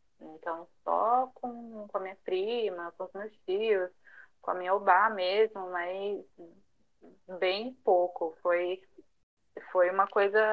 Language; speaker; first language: Portuguese; early bilingual, other home language; Japanese